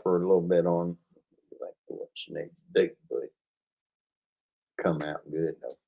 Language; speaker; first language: English; native; English